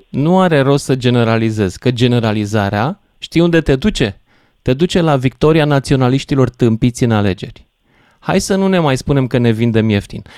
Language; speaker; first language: Romanian; native; Romanian